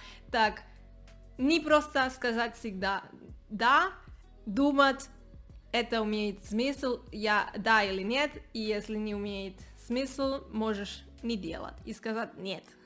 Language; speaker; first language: Russian; non-native, learner; Spanish